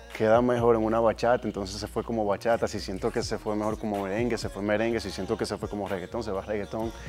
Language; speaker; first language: Spanish; early bilingual, heritage; Spanish